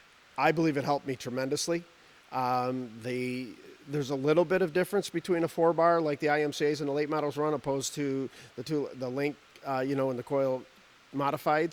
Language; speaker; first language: English; native; English